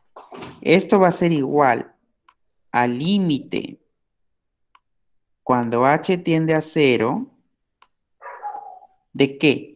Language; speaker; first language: Spanish; native; Spanish